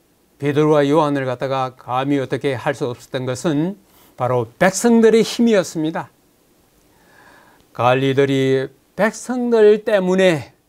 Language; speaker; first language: Korean; native; Korean